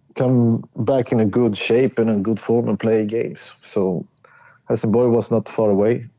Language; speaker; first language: English; non-native, learner; Swedish